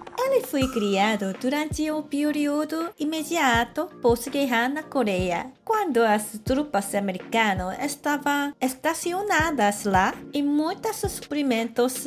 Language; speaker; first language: Portuguese; non-native, fluent; Korean